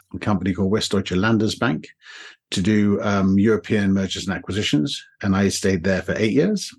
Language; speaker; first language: English; native; English